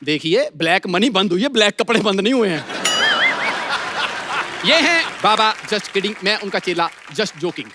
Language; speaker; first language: Hindi; native; Hindi